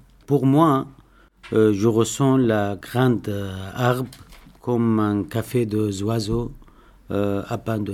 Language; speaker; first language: French; non-native, learner; Arabic